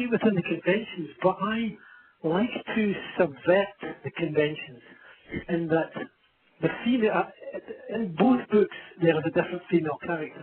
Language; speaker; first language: English; native; English